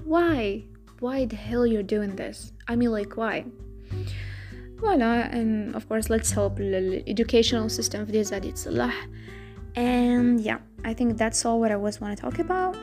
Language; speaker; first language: English; non-native, fluent; Arabic